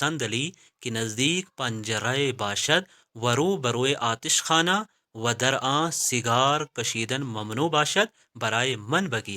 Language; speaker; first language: Persian; non-native, fluent; Urdu